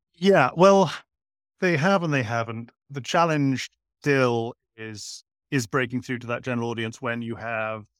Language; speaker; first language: English; native; English